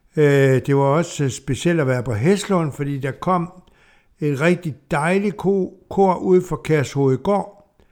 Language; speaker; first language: Danish; native; Danish